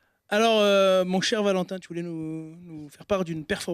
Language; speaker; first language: French; native; French